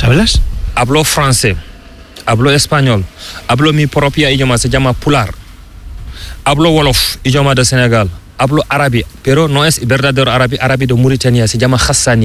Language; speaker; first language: Spanish; non-native, learner; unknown